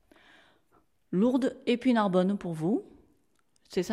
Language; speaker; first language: French; native; French